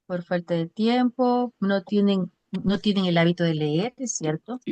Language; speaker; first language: Spanish; native; Spanish